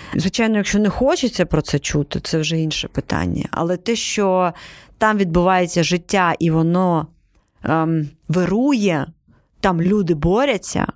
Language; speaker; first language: Ukrainian; non-native, local second language; Crimean Tatar